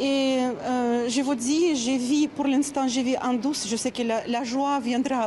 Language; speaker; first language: French; non-native, fluent; Russian